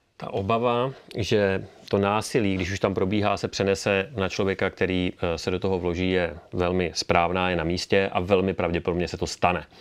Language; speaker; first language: Czech; native; Czech